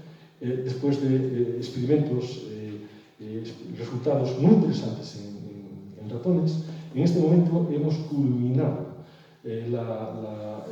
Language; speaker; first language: Spanish; native; Spanish